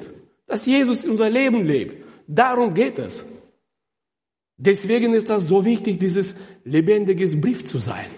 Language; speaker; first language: German; non-native, fluent; Russian